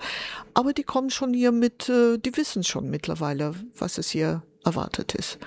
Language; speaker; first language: German; non-native, fluent; Portuguese